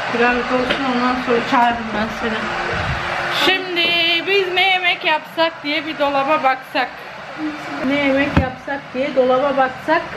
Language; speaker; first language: Turkish; early bilingual, heritage; Turkish